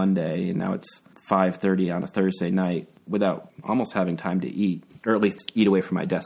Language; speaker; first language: English; native; English